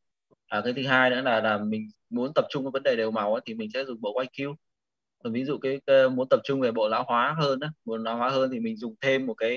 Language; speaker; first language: Vietnamese; native; Vietnamese